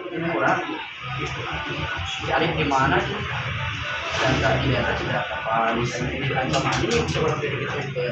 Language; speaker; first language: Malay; non-native, local second language; Sundanese